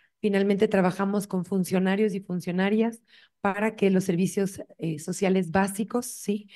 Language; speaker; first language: Spanish; native; Spanish